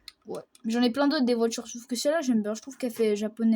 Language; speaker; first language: French; native; French